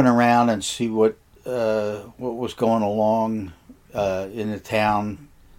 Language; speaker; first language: English; native; English